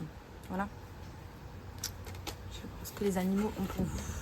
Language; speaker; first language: French; native; French